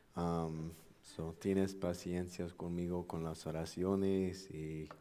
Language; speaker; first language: Spanish; non-native, learner; English